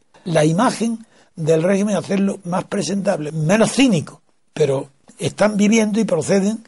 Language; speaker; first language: Spanish; native; Spanish